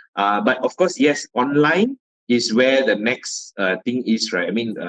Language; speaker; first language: English; non-native, local second language; Malay